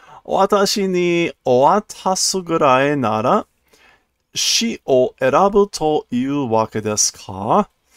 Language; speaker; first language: Japanese; non-native, learner; English